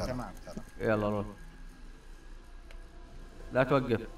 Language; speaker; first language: Arabic; native; Arabic